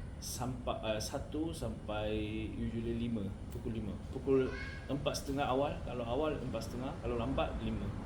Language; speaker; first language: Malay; non-native, learner; Korean